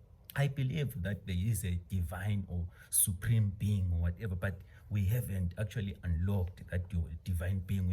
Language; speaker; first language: English; non-native, local second language; Xhosa